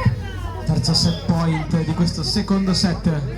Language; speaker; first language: Italian; native; Italian